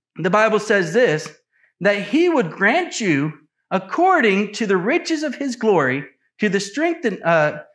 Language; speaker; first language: English; native; English